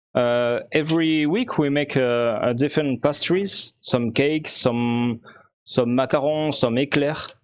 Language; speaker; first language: English; non-native, learner; French